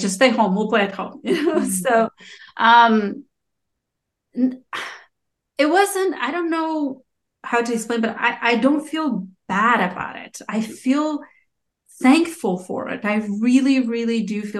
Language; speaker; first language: English; non-native, fluent; Romanian